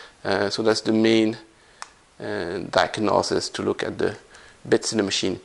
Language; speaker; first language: English; non-native, fluent; French